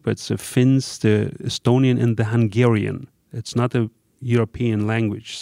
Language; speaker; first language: English; non-native, fluent; Russian